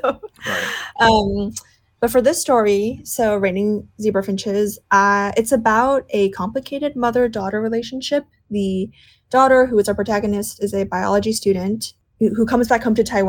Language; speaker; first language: English; non-native, local second language; Cantonese